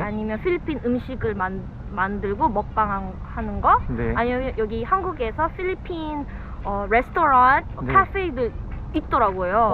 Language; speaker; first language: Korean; non-native, fluent; Filipino